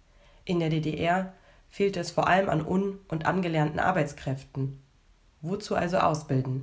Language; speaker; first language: German; native; German